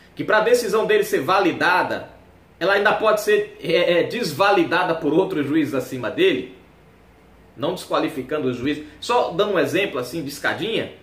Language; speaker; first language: Portuguese; native; Portuguese